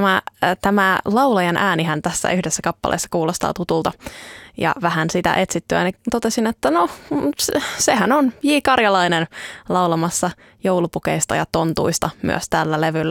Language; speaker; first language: Finnish; native; Finnish